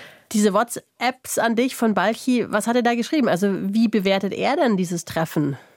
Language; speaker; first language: German; native; German